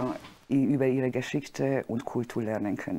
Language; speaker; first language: German; non-native, fluent; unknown